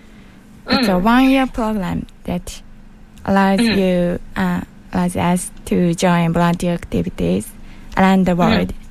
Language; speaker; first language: English; non-native, learner; Japanese